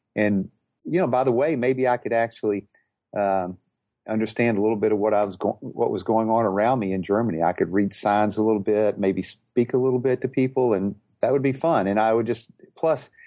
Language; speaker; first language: English; native; English